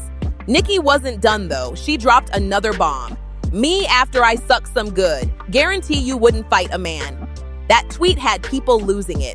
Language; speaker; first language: English; native; English